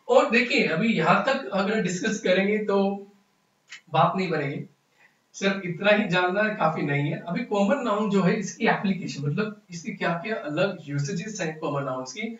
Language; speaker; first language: Hindi; non-native, local second language; Punjabi